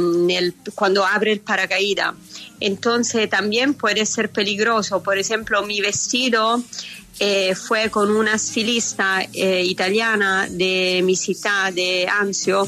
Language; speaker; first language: Spanish; non-native, fluent; Italian